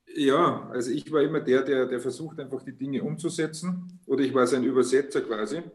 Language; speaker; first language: German; native; German